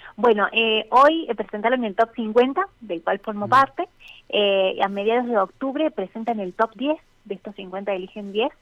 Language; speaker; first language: Spanish; native; Spanish